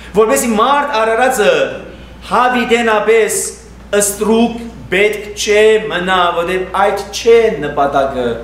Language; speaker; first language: Armenian; early bilingual, heritage; Armenian